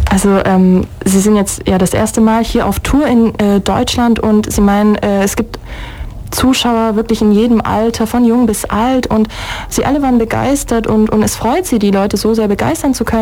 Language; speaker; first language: German; native; German